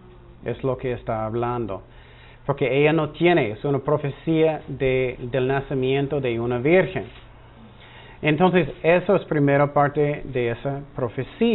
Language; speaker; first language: Spanish; non-native, fluent; English